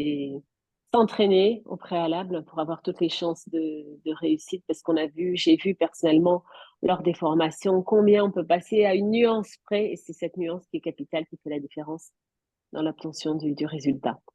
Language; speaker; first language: French; native; French